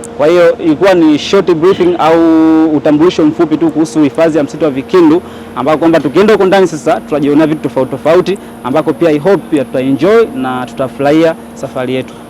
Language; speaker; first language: Swahili; native; Swahili